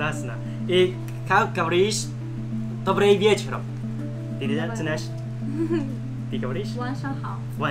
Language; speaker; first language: Russian; non-native, learner; Chinese